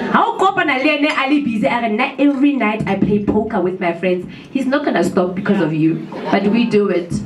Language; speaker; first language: English; non-native, local second language; Southern Sotho